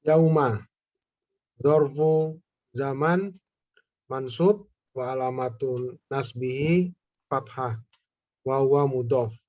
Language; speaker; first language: Arabic; non-native, learner; Indonesian